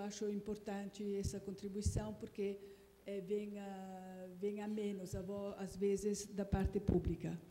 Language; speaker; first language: Portuguese; non-native, fluent; Italian